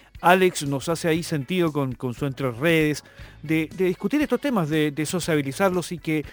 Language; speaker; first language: Spanish; native; Spanish